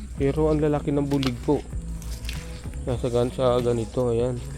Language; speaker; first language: Filipino; non-native, local second language; Bikol